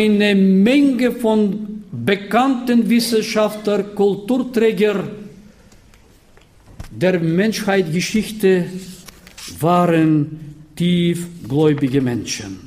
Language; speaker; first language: German; non-native, fluent; Bulgarian